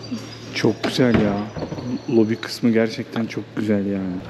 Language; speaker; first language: Turkish; native; Turkish